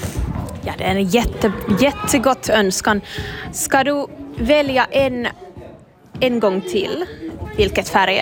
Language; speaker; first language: Swedish; non-native, learner; Finnish